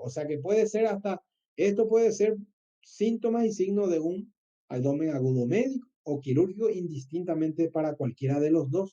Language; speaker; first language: Spanish; native; Spanish